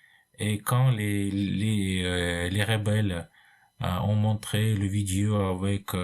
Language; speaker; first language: French; non-native, fluent; Russian